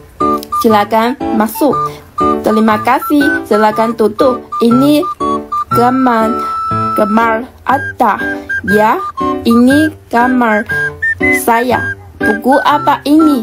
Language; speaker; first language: Indonesian; non-native, learner; Chinese